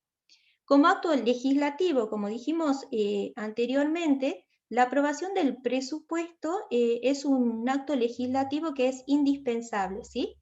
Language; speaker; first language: Spanish; native; Spanish